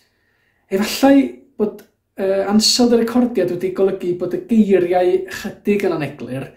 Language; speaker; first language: Welsh; native; Welsh